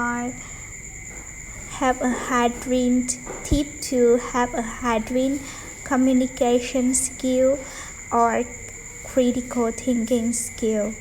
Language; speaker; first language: English; non-native, learner; Vietnamese